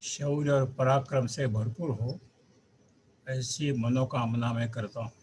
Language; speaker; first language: Hindi; non-native, local second language; Marathi